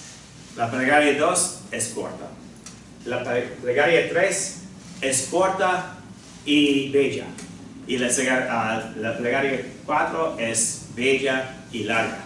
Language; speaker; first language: Spanish; non-native, fluent; English